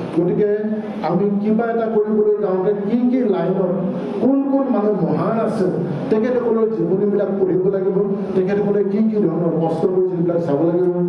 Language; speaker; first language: Assamese; non-native, local second language; Karbi